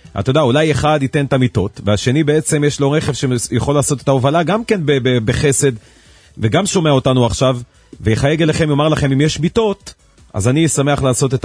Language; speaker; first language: Hebrew; native; Hebrew